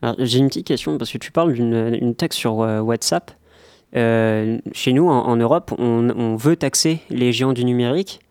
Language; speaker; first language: French; native; French